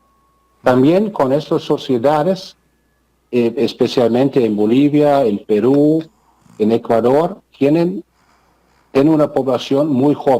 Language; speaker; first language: Spanish; non-native, fluent; German